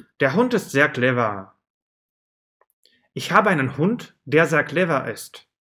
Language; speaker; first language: German; non-native, fluent; Russian